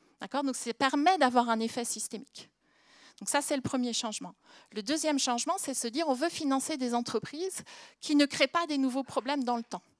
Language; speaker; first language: French; native; French